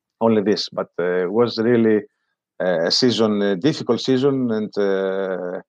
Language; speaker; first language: English; non-native, learner; Greek